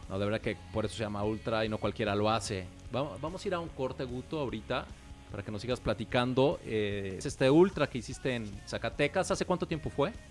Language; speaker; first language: Spanish; native; Spanish